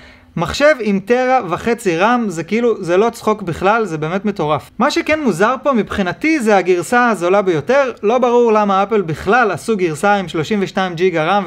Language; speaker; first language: Hebrew; native; Hebrew